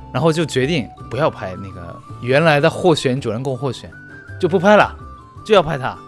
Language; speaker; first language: Chinese; non-native, fluent; Japanese